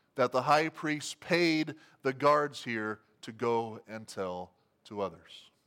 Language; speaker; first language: English; native; English